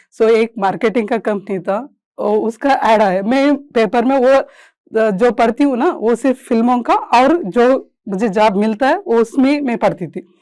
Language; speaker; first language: Hindi; non-native, local second language; Kannada